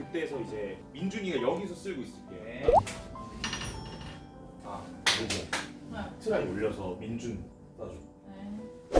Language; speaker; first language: Korean; native; Korean